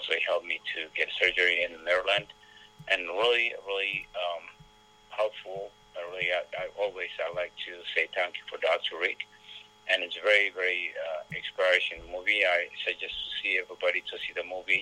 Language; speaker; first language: English; non-native, learner; Amharic